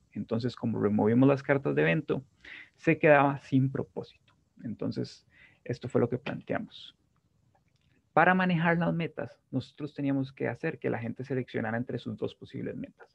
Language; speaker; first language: Spanish; native; Spanish